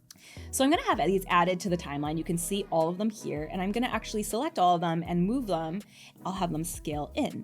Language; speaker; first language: English; native; English